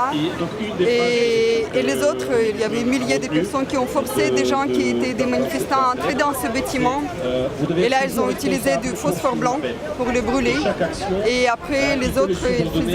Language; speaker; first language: French; non-native, fluent; Russian